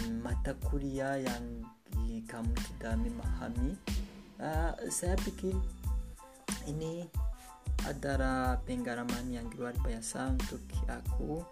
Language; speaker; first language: Indonesian; non-native, learner; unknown